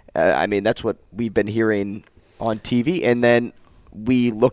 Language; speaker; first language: English; native; English